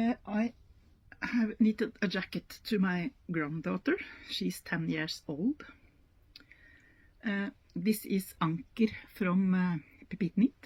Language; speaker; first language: English; non-native, learner; Norwegian